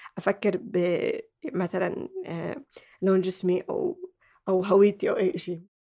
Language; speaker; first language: Arabic; early bilingual, other home language; Somali